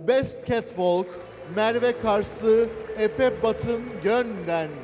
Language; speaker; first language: Turkish; native; Turkish